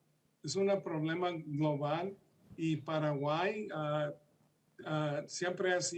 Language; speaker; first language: Spanish; early bilingual, heritage; Spanish